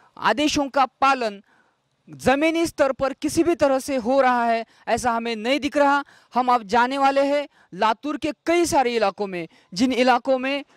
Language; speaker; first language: Hindi; non-native, local second language; Marathi